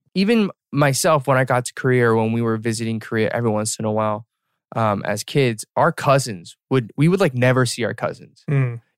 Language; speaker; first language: English; native; English